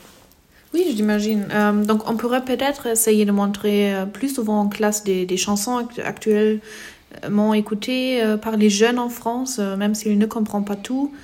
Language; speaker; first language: French; non-native, fluent; German